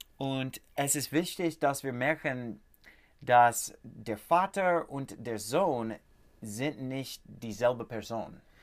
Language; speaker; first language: German; non-native, learner; English